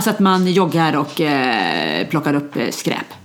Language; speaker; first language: Swedish; native; Swedish